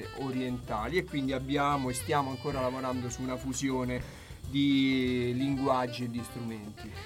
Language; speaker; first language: Italian; native; Italian